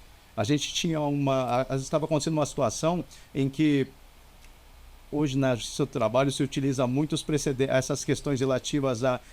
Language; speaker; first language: Portuguese; native; Portuguese